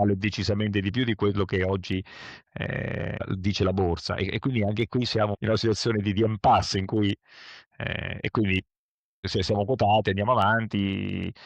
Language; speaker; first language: Italian; native; Italian